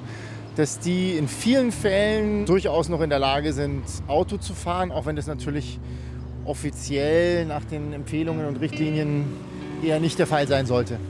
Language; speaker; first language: German; native; German